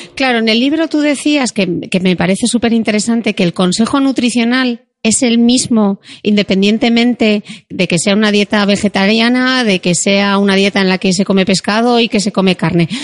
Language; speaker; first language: Spanish; native; Spanish